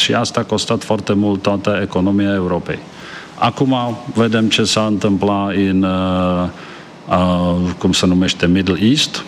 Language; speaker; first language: Romanian; non-native, fluent; Czech